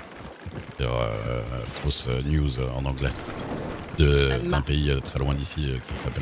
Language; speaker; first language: French; native; French